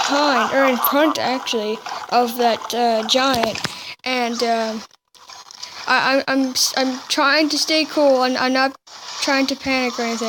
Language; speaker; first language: English; native; English